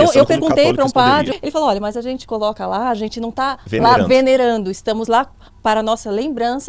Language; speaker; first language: Portuguese; native; Portuguese